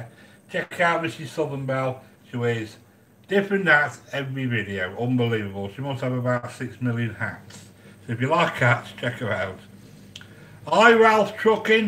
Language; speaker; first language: English; native; English